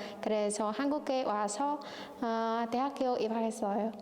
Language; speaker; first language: Korean; non-native, learner; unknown